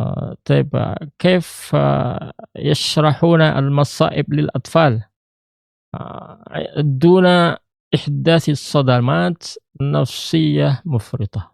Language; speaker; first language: Arabic; non-native, fluent; Indonesian